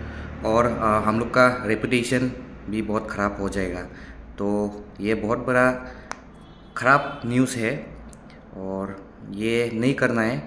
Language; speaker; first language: Hindi; non-native, local second language; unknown